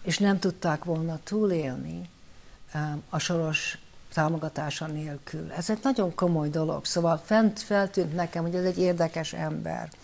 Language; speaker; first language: Hungarian; early bilingual, heritage; Hungarian